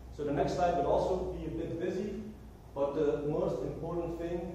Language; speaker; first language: English; non-native, fluent; Dutch